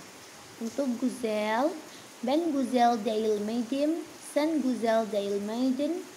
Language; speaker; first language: Turkish; non-native, learner; Indonesian